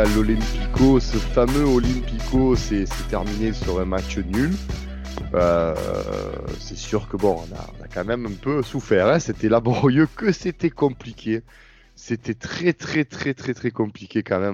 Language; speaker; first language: French; native; French